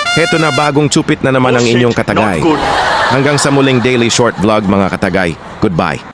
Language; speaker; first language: Filipino; native; Filipino